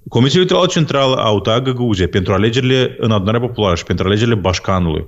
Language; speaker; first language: Romanian; non-native, local second language; Gagauz